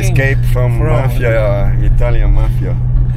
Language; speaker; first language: English; non-native, learner; Italian